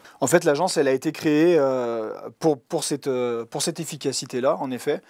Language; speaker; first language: French; native; French